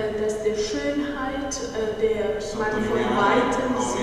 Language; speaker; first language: German; non-native, fluent; Persian